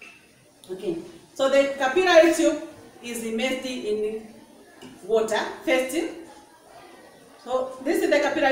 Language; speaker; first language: English; non-native, local second language; Swahili